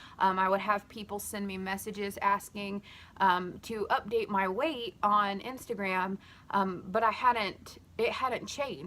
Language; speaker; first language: English; native; English